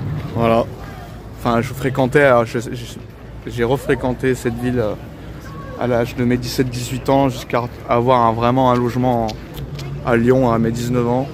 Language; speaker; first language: French; native; French